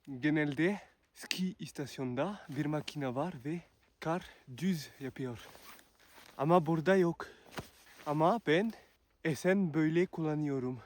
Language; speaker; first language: Turkish; non-native, learner; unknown